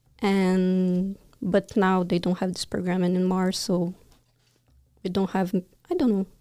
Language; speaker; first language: English; non-native, fluent; Portuguese